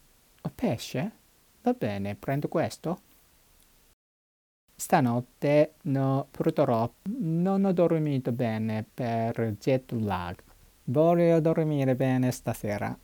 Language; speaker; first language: Italian; non-native, learner; Japanese